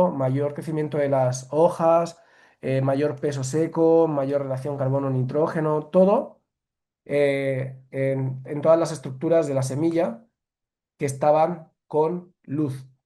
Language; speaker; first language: Spanish; native; Spanish